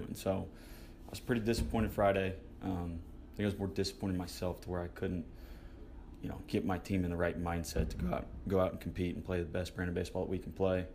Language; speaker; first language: English; native; English